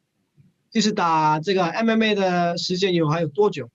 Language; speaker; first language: Chinese; early bilingual, heritage; English